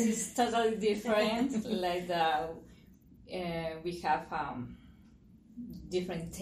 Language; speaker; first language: English; non-native, learner; Spanish